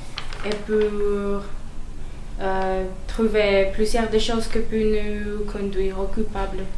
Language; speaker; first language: French; non-native, learner; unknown